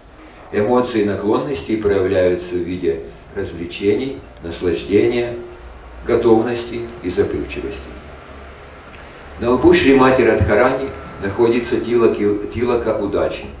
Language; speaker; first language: Russian; native; Russian